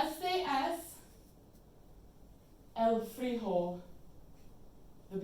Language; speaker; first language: Spanish; non-native, fluent; English